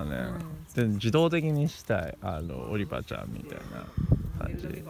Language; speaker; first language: Japanese; non-native, fluent; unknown